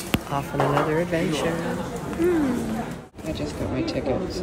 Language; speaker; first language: English; native; English